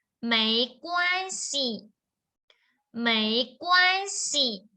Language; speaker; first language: Chinese; non-native, fluent; Thai